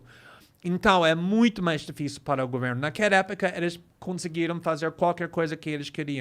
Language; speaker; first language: Portuguese; non-native, fluent; English